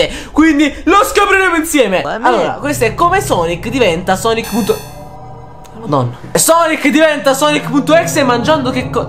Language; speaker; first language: Italian; native; Italian